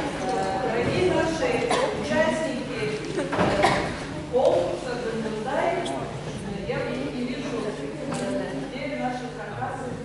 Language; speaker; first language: Russian; non-native, local second language; Tuvinian